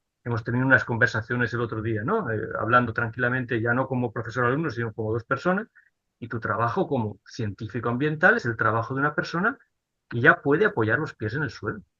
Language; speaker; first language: Spanish; native; Spanish